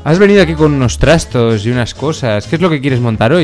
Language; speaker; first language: Spanish; native; Spanish